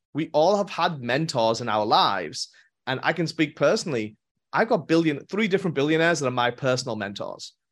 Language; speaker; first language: English; native; English